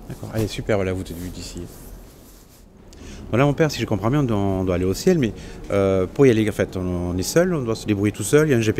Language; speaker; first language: French; native; French